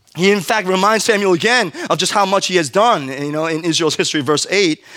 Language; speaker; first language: English; early bilingual, other home language; Korean